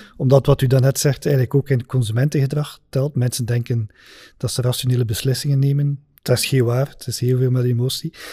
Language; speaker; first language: Dutch; native; Dutch